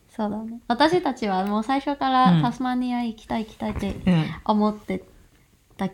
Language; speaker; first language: Japanese; non-native, fluent; Cantonese